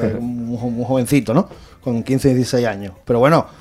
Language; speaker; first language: Spanish; native; Spanish